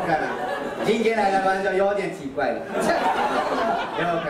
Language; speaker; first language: Chinese; non-native, learner; Japanese